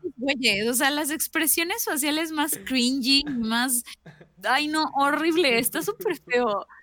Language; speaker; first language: Spanish; native; Spanish